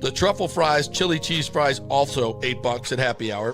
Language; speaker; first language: English; native; English